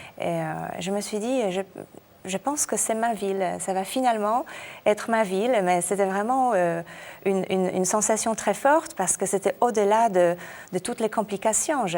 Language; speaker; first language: French; non-native, fluent; Polish